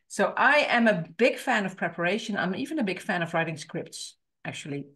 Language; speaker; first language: English; non-native, fluent; Dutch